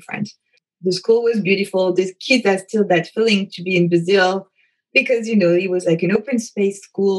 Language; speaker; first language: English; non-native, fluent; French